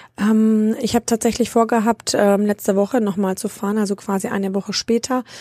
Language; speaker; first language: German; early bilingual, other home language; Romanian